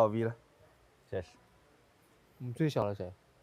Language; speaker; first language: Chinese; native; Chinese